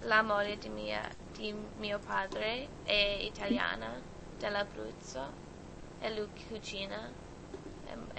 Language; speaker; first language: Italian; non-native, learner; English